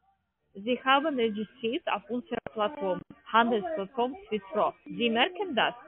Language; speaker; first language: German; non-native, learner; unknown